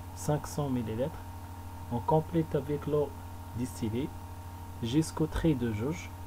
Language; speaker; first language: French; non-native, local second language; Arabic